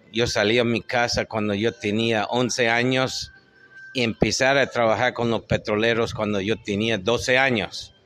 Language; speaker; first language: Spanish; non-native, fluent; English